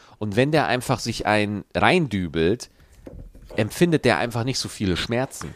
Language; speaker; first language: German; native; German